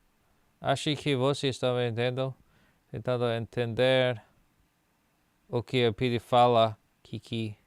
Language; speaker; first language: Portuguese; non-native, learner; English